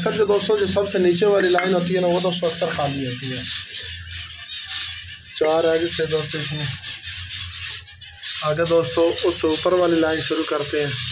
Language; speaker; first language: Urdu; non-native, local second language; Punjabi